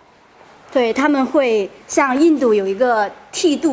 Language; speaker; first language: Chinese; native; Chinese